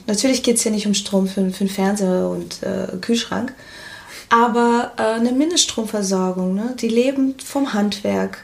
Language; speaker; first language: German; early bilingual, other home language; Portuguese